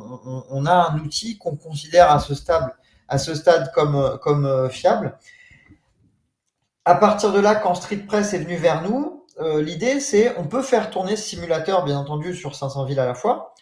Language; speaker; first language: French; native; French